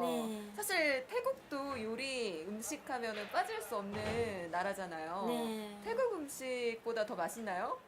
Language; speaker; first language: Korean; native; Korean